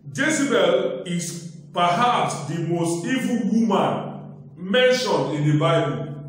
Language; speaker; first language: English; non-native, local second language; Yoruba